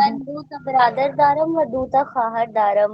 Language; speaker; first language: Persian; non-native, learner; Urdu